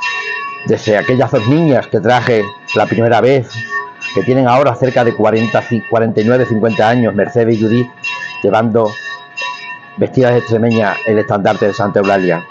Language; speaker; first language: Spanish; native; Spanish